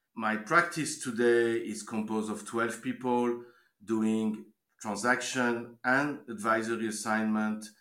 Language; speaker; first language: English; non-native, fluent; French